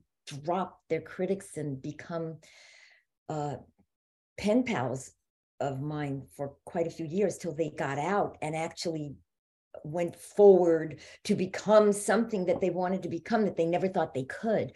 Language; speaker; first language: English; native; English